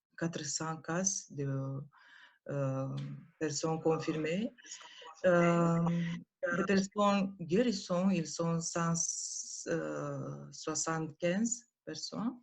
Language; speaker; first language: French; non-native, learner; Romanian